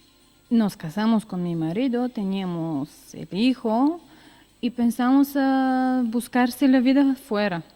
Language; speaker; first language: Spanish; non-native, learner; Bulgarian